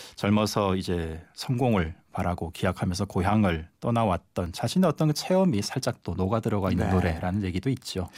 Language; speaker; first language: Korean; native; Korean